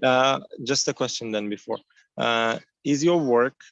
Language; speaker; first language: English; non-native, fluent; Uzbek